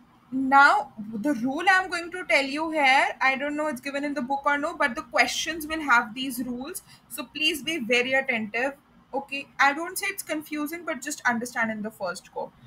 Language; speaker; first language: English; non-native, local second language; Hindi